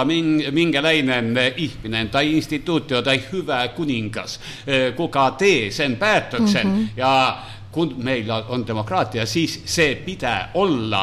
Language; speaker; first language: Finnish; non-native, learner; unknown